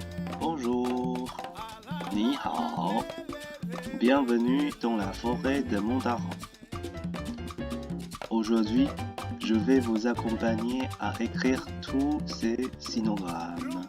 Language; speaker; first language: French; non-native, fluent; Chinese